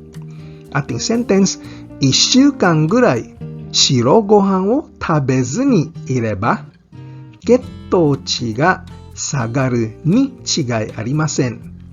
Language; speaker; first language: Japanese; non-native, fluent; Filipino